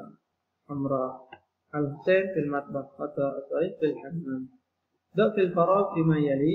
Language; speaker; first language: Arabic; non-native, fluent; Indonesian